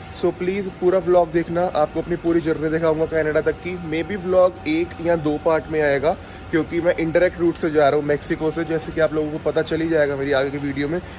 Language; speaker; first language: Hindi; non-native, local second language; Punjabi